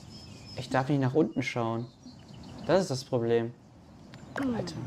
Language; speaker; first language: German; native; German